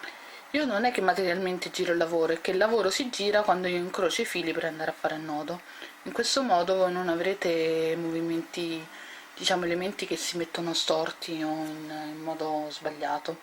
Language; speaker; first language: Italian; native; Italian